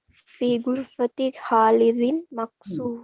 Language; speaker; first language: Arabic; non-native, learner; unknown